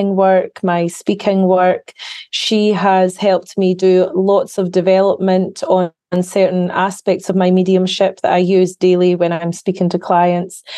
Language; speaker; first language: English; native; English